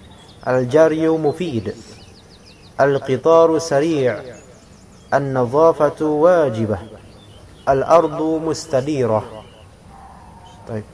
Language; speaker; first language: Arabic; non-native, fluent; Indonesian